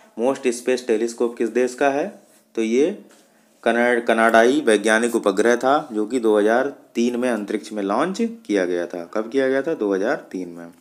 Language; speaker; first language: Hindi; native; Hindi